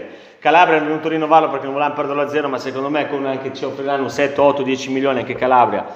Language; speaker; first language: Italian; native; Italian